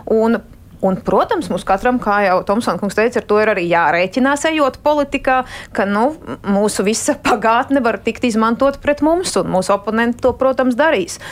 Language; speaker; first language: Latvian; non-native, local second language; Russian